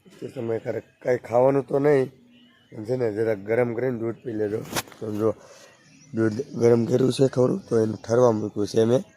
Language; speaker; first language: Gujarati; native; Gujarati